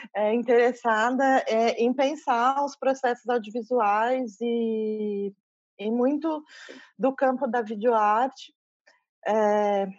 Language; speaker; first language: Portuguese; native; Portuguese